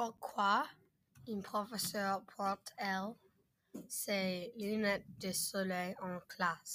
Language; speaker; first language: French; non-native, learner; English